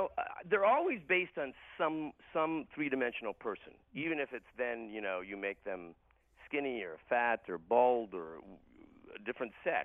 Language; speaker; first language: English; native; English